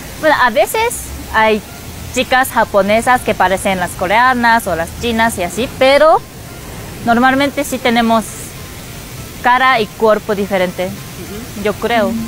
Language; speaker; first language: Spanish; non-native, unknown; Japanese